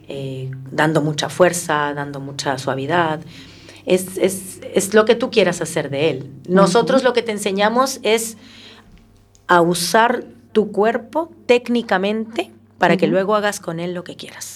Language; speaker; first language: Spanish; native; Spanish